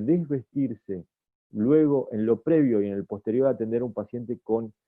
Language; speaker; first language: Spanish; native; Spanish